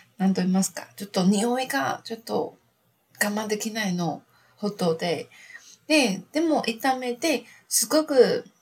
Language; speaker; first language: Japanese; non-native, learner; Chinese